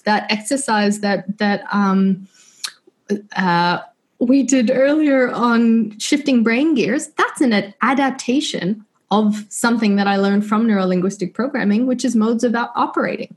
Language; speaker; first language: English; native; English